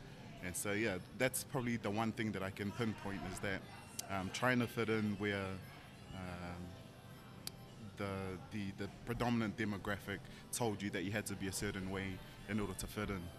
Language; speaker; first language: English; early bilingual, other home language; Tongan